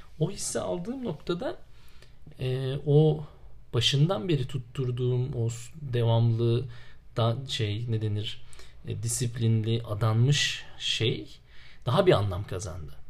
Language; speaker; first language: Turkish; native; Turkish